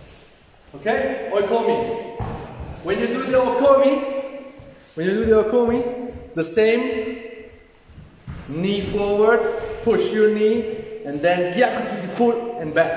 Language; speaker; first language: English; non-native, learner; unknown